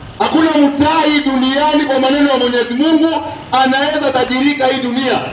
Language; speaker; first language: Swahili; non-native, local second language; Kikuyu